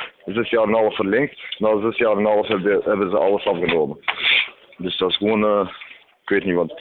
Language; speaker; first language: Dutch; non-native, fluent; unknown